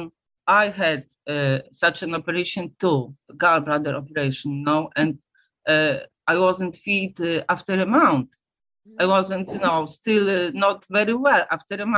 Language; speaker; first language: English; non-native, fluent; Polish